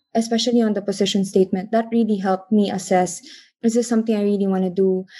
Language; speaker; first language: English; non-native, local second language; Filipino